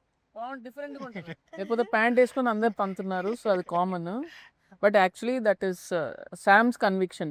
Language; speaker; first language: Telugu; native; Telugu